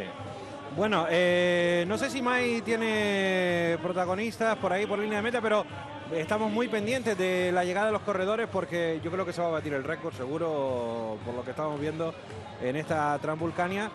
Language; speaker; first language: Spanish; native; Spanish